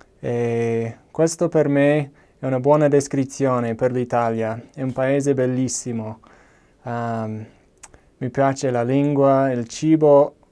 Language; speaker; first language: Italian; non-native, fluent; English